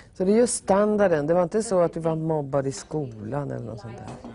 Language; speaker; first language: Swedish; native; Swedish